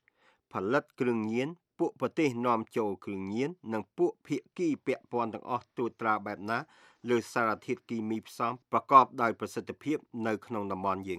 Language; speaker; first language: Khmer; native; Khmer